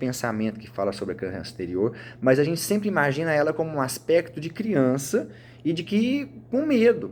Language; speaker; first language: Portuguese; native; Portuguese